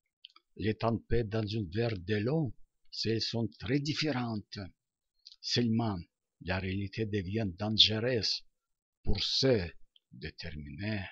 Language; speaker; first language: French; non-native, learner; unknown